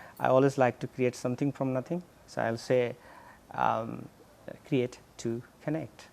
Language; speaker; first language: English; non-native, local second language; Bangla